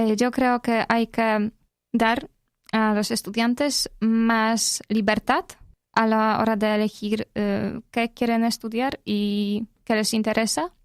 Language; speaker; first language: Spanish; non-native, fluent; Polish